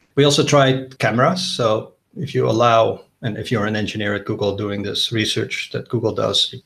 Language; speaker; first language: English; non-native, fluent; Dutch